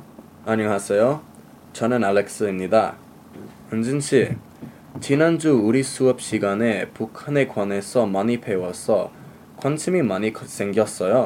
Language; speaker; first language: Korean; non-native, learner; English